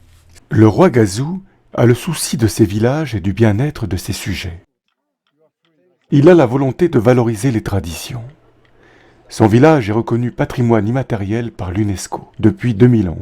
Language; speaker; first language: French; native; French